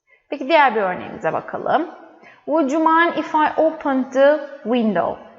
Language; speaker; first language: English; non-native, fluent; Turkish